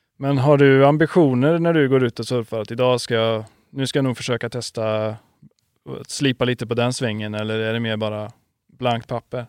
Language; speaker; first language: Swedish; native; Swedish